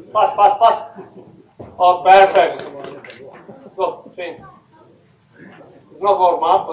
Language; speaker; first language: English; non-native, learner; Italian